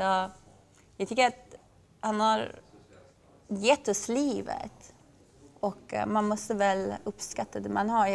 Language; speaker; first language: Swedish; non-native, fluent; Persian